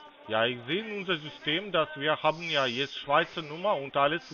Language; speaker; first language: German; non-native, fluent; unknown